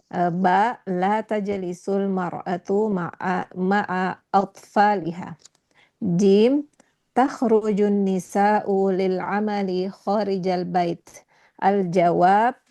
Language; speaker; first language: Arabic; non-native, learner; Indonesian